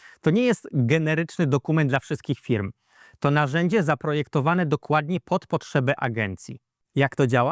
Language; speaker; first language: Polish; native; Polish